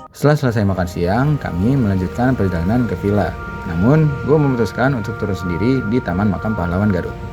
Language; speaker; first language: Indonesian; native; Indonesian